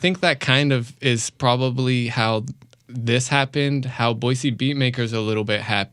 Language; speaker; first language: English; native; English